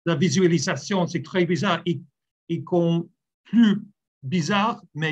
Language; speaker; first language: French; non-native, learner; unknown